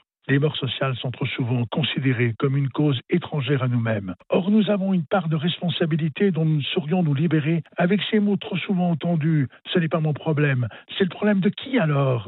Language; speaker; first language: French; native; French